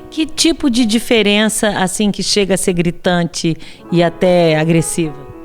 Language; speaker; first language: Portuguese; native; Portuguese